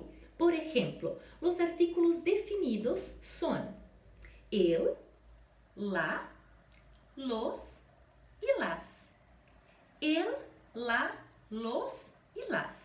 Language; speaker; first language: Spanish; non-native, fluent; Portuguese